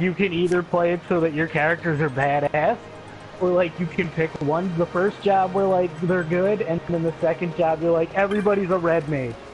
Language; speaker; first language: English; native; English